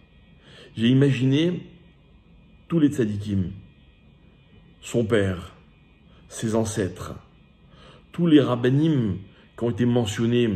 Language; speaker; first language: French; native; French